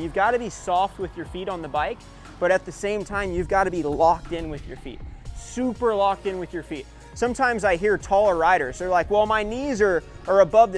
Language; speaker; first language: English; native; English